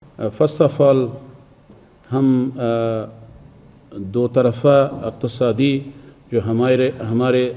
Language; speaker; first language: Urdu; non-native, fluent; Persian